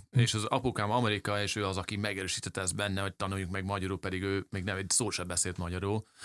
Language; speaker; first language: Hungarian; early bilingual, heritage; English